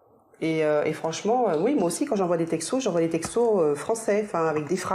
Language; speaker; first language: French; native; French